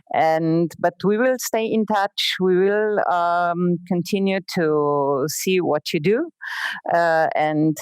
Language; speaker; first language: English; non-native, fluent; Slovenian